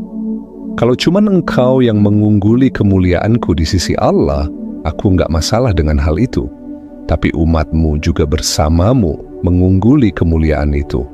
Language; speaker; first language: Indonesian; native; Indonesian